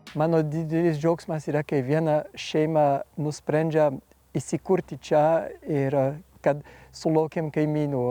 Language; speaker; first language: Lithuanian; non-native, fluent; French